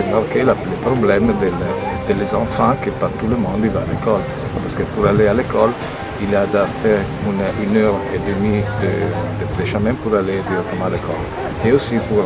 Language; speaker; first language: French; non-native, fluent; Italian